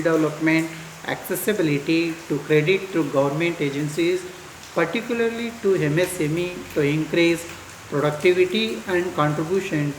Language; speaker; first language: English; non-native, local second language; Kannada